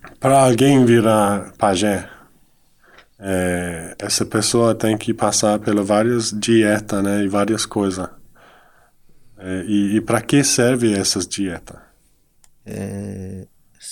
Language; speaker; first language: Portuguese; non-native, fluent; Dutch